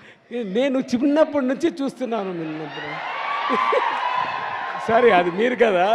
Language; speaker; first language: Telugu; non-native, learner; Tamil